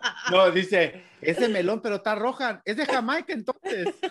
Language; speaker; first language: Spanish; early bilingual, heritage; Spanish